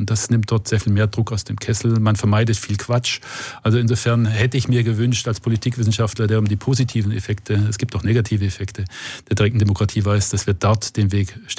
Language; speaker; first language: German; native; German